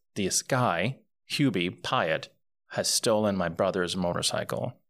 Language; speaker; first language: English; early bilingual, other home language; Spanish